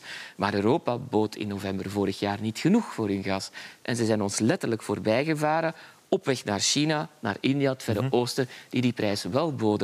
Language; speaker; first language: Dutch; native; Dutch